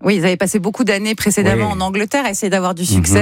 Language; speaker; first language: French; native; French